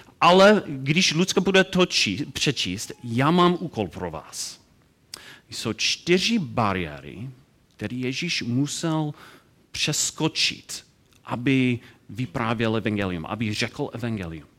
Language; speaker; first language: Czech; non-native, learner; English